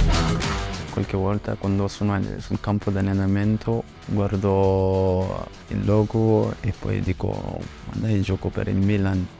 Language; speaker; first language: Italian; non-native, fluent; French